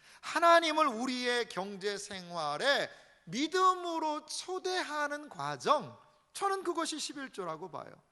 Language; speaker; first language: Korean; native; Korean